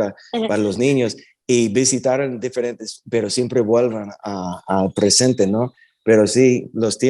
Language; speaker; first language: Spanish; early bilingual, heritage; Spanish